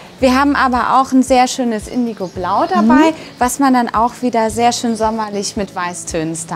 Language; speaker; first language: German; native; German